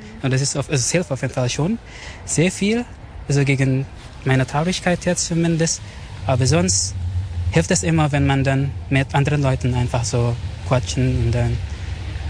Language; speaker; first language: German; non-native, fluent; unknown